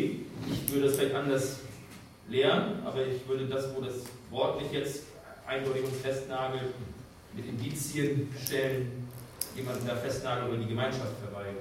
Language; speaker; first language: German; native; German